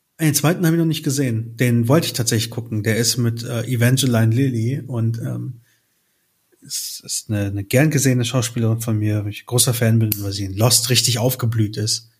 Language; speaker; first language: German; early bilingual, other home language; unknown